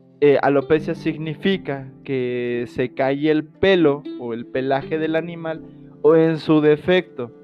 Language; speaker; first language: Spanish; native; Spanish